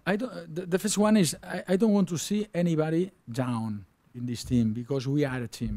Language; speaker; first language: English; non-native, learner; Spanish